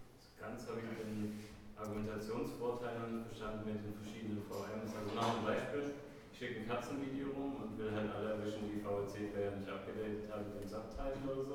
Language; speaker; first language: German; native; German